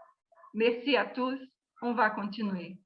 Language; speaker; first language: French; non-native, learner; Portuguese